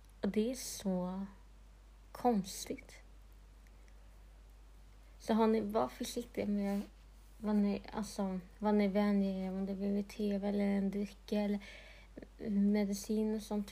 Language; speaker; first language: Swedish; non-native, local second language; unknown